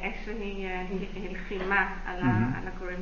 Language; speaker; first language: Hebrew; non-native, fluent; English